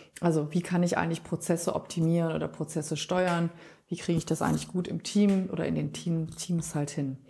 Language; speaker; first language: German; native; German